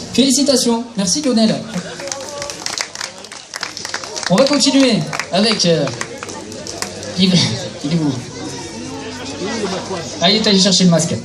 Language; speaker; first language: French; native; French